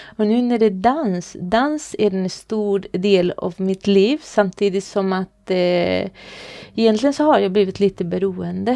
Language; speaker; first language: Swedish; non-native, fluent; Spanish